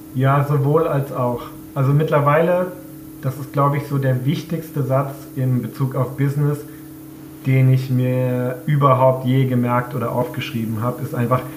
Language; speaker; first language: German; native; German